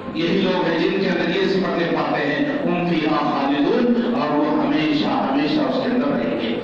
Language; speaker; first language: Urdu; native; Urdu